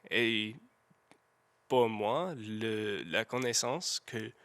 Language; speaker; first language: French; non-native, learner; English